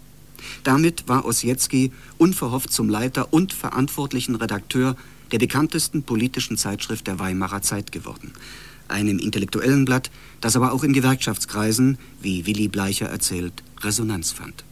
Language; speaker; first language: German; native; German